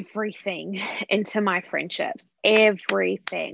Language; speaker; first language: English; native; English